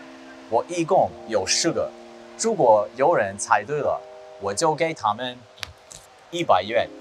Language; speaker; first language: Chinese; non-native, learner; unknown